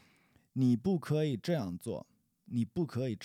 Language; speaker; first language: Chinese; non-native, learner; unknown